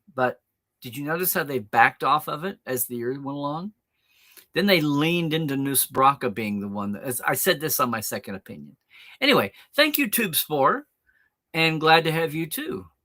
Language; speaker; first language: English; native; English